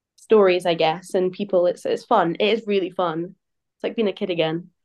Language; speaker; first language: English; native; English